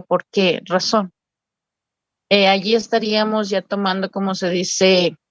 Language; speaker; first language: Spanish; native; Spanish